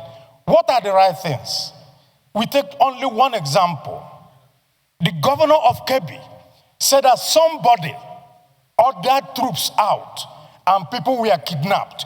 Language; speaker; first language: English; non-native, local second language; Igbo